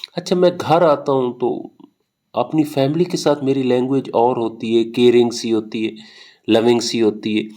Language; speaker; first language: Urdu; non-native, local second language; Punjabi